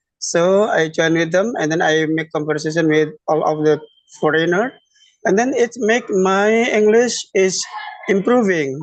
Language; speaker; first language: English; non-native, learner; Indonesian